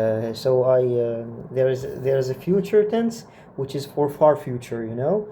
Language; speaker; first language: English; non-native, fluent; Arabic